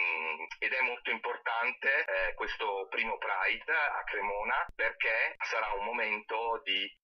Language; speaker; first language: Italian; native; Italian